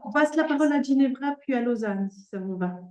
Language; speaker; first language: French; native; French